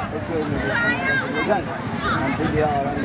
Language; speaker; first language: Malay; non-native, learner; Rohingya